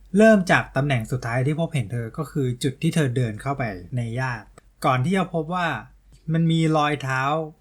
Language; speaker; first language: Thai; native; Thai